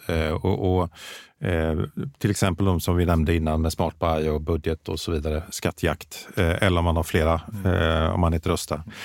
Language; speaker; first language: Swedish; native; Swedish